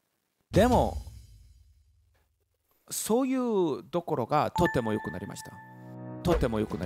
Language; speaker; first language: Japanese; non-native, learner; Korean